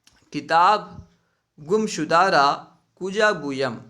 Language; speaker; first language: Persian; non-native, learner; Urdu